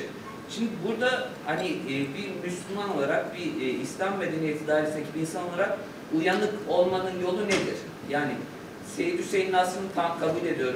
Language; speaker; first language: Turkish; native; Turkish